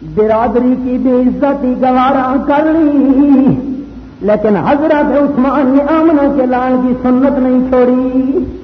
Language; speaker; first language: Urdu; non-native, local second language; Punjabi